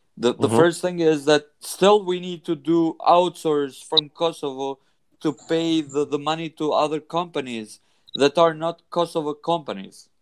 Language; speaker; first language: English; non-native, fluent; Albanian